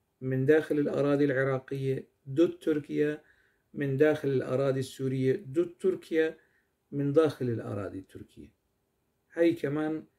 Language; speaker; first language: Arabic; non-native, local second language; Kurdish